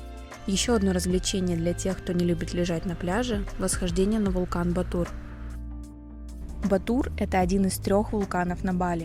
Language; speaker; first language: Russian; native; Russian